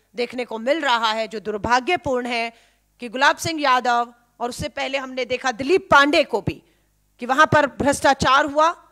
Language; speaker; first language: Hindi; native; Hindi